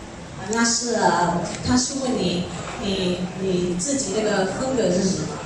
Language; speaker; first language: Chinese; early bilingual, heritage; Chinese